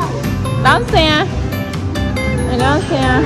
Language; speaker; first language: English; non-native, learner; Khmer